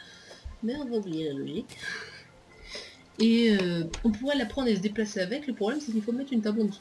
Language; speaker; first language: French; native; French